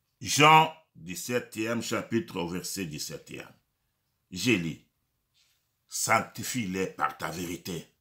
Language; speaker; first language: French; non-native, local second language; Lingala